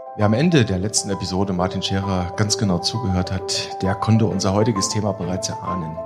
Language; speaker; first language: German; native; German